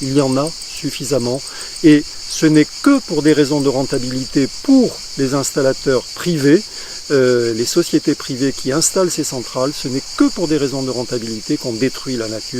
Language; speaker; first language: French; native; French